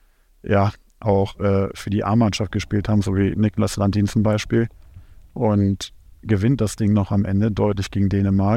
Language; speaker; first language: German; native; German